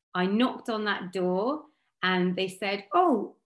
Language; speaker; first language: English; native; English